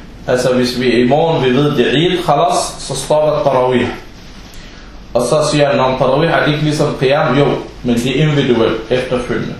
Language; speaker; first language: Danish; non-native, fluent; Arabic